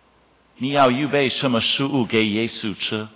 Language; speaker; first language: Chinese; non-native, fluent; English